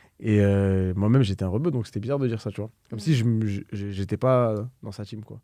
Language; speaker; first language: French; native; French